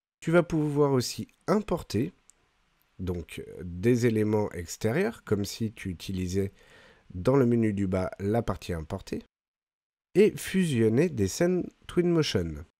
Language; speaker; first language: French; native; French